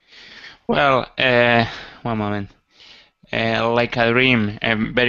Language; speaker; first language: English; non-native, learner; Spanish